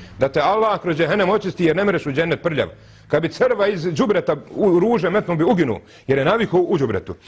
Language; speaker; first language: Bosnian; native; Bosnian